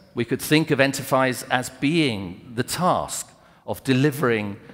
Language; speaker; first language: English; native; English